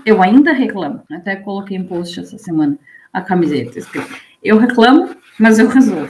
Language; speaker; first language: Portuguese; native; Portuguese